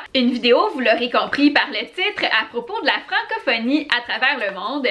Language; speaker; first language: French; native; French